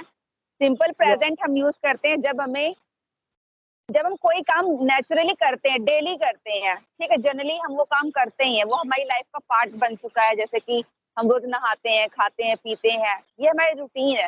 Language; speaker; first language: Hindi; native; Hindi